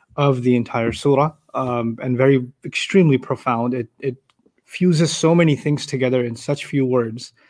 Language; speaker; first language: English; non-native, local second language; Urdu